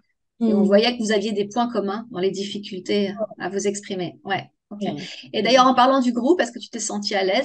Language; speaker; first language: French; native; French